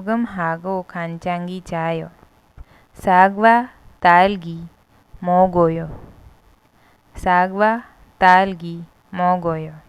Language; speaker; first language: Korean; non-native, learner; Hindi